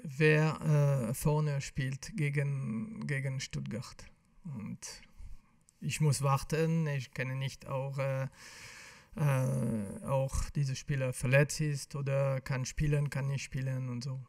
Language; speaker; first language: German; non-native, fluent; French